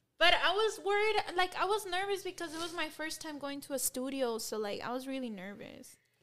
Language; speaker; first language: English; early bilingual, other home language; Spanish